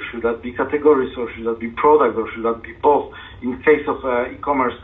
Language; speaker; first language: English; non-native, fluent; Polish